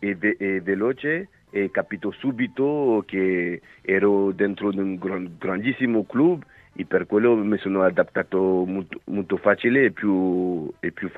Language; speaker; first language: Italian; non-native, fluent; French